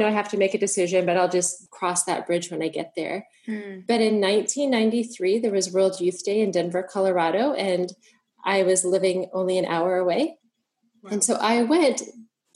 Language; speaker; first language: English; native; English